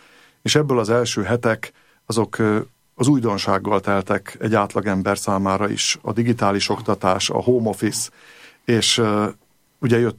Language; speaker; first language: Hungarian; native; Hungarian